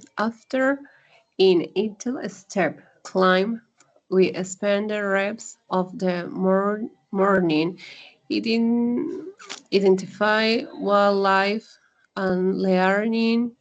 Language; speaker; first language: English; non-native, learner; Spanish